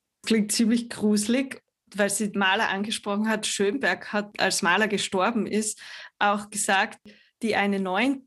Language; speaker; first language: German; native; German